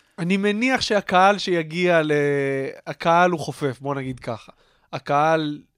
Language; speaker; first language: Hebrew; native; Hebrew